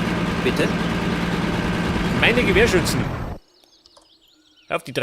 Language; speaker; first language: German; native; German